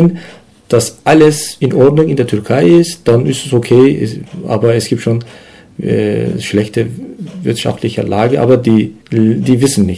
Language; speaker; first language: German; non-native, learner; Turkish